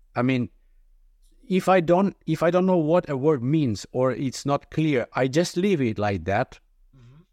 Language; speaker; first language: English; non-native, fluent; Italian